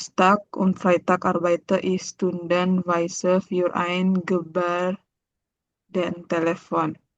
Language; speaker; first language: German; non-native, learner; Indonesian